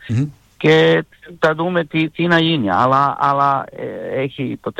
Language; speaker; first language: Greek; non-native, learner; Serbian